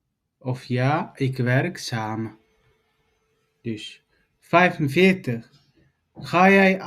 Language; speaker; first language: Dutch; non-native, fluent; Tigrinya